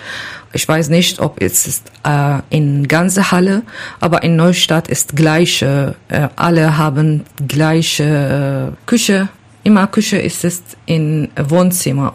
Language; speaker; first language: German; non-native, learner; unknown